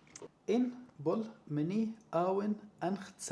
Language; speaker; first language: Mongolian; non-native, learner; Arabic